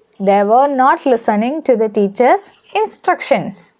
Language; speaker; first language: English; non-native, local second language; Malayalam